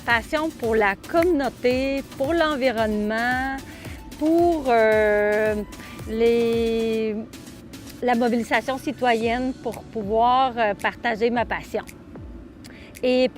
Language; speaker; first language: French; non-native, fluent; Spanish